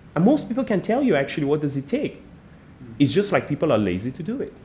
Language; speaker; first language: English; non-native, fluent; Persian